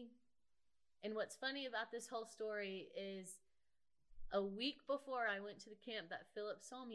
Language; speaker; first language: English; native; English